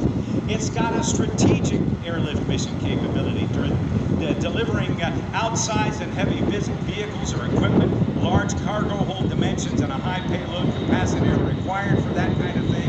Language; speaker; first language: English; native; English